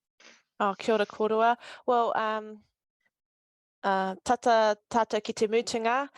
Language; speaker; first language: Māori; non-native, local second language; English